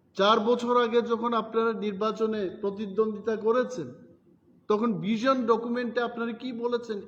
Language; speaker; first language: Bangla; non-native, local second language; Kok Borok